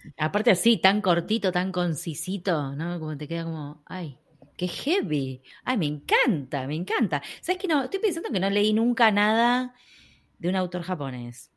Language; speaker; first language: Spanish; native; Spanish